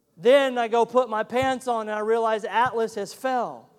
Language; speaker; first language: English; native; English